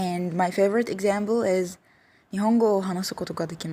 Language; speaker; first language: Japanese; non-native, fluent; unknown